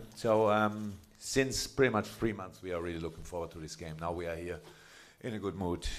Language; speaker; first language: English; non-native, fluent; German